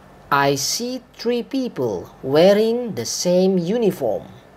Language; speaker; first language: English; non-native, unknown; Indonesian